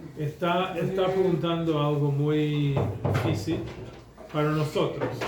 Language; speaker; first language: Spanish; non-native, fluent; English